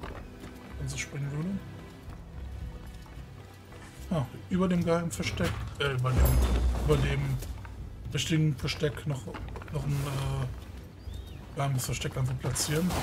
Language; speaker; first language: German; native; German